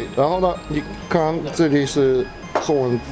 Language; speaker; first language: Chinese; non-native, fluent; Polish